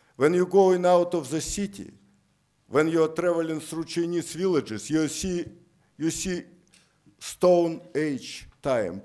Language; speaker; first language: English; non-native, fluent; Russian